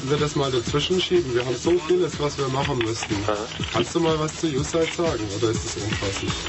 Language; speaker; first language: German; native; German